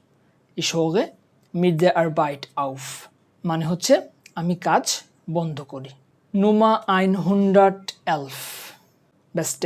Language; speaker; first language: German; non-native, fluent; Bangla